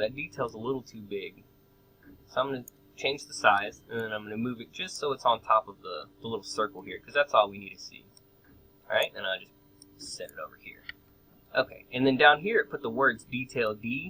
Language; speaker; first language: English; native; English